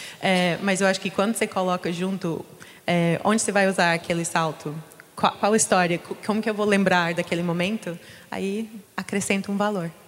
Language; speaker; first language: Portuguese; non-native, fluent; English